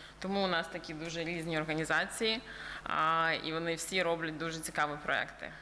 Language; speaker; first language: Ukrainian; early bilingual, heritage; Ukrainian